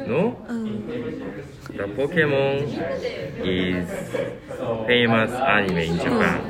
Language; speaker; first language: English; non-native, learner; Japanese